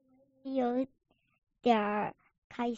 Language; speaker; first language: Chinese; early bilingual, heritage; Chinese